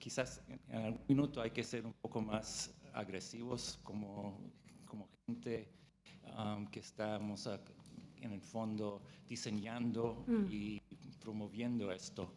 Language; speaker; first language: Spanish; non-native, fluent; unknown